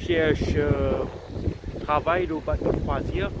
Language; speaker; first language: French; non-native, local second language; Morisyen